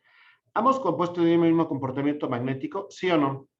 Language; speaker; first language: Spanish; native; Spanish